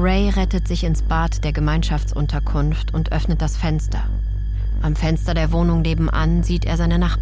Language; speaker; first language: German; native; German